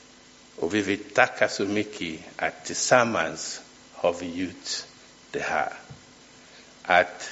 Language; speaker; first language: Swedish; non-native, fluent; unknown